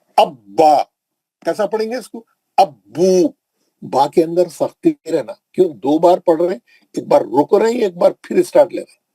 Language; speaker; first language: Urdu; native; Urdu